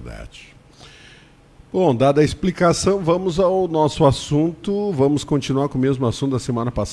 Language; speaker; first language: Portuguese; native; Portuguese